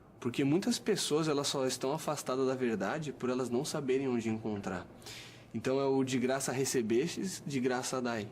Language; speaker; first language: Portuguese; native; Portuguese